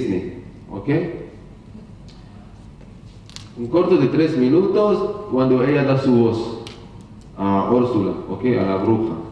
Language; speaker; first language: Spanish; non-native, learner; Hebrew